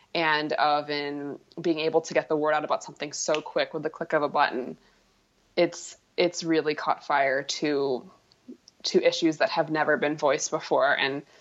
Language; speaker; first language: English; native; English